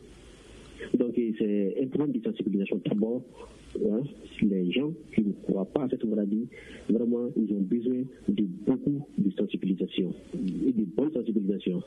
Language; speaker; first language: French; non-native, local second language; Bambara